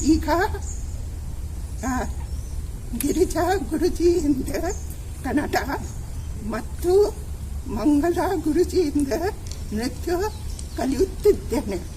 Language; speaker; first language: Kannada; non-native, learner; Hindi